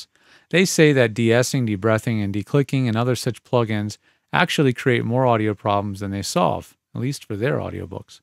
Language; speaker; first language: English; native; English